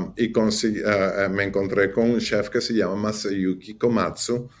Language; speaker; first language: Spanish; native; Spanish